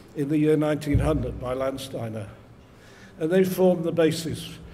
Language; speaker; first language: English; native; English